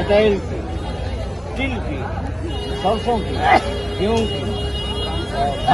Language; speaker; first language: Hindi; native; Hindi